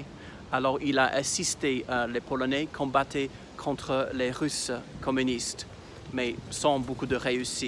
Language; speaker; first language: French; non-native, fluent; English